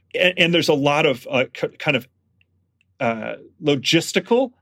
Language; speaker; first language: English; native; English